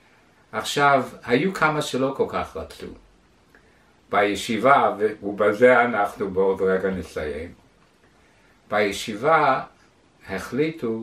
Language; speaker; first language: Hebrew; non-native, fluent; English